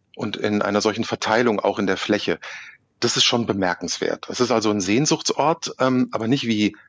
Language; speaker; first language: German; native; German